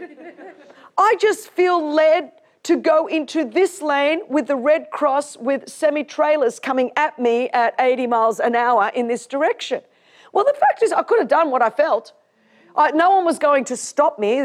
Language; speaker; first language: English; native; English